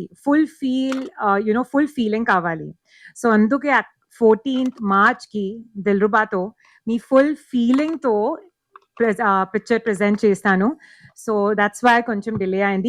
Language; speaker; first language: Telugu; non-native, learner; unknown